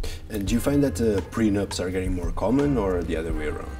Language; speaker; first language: English; early bilingual, other home language; Portuguese